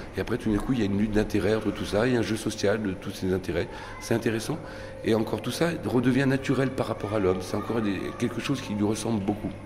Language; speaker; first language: French; native; French